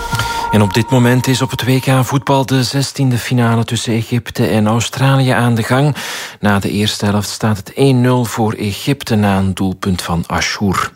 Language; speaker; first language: Dutch; native; Dutch